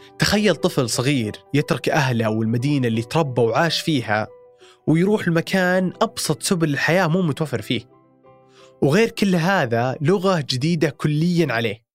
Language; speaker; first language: Arabic; native; Arabic